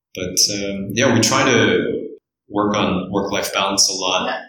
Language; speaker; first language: English; early bilingual, other home language; Korean